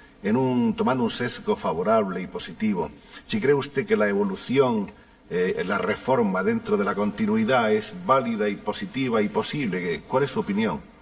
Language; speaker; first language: Spanish; native; Spanish